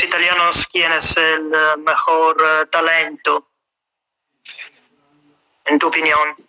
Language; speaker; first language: Spanish; non-native, fluent; Italian